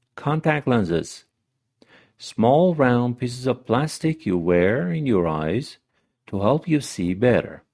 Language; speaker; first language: English; non-native, fluent; Persian